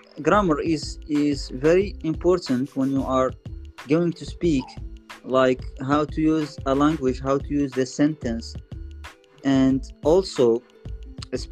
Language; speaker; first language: English; non-native, fluent; Arabic